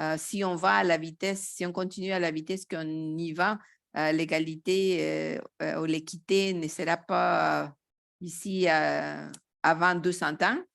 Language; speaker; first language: French; non-native, fluent; Spanish